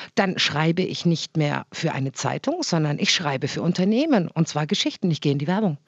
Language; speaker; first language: German; native; German